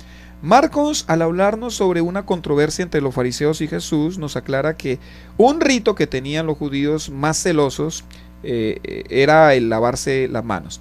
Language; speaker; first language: Spanish; native; Spanish